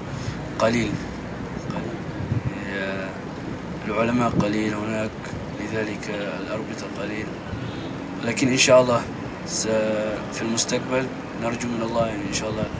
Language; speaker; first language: Arabic; non-native, learner; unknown